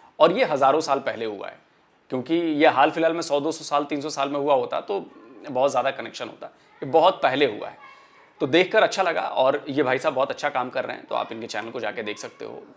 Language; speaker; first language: Hindi; native; Hindi